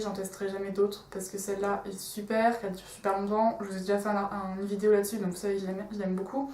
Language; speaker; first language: French; native; French